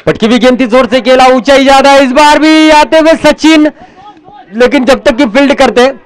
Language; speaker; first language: Hindi; non-native, local second language; Marathi